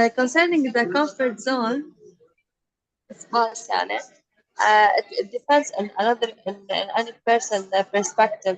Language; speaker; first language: English; non-native, learner; Arabic